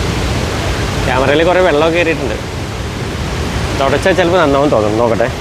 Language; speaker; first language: Malayalam; native; Malayalam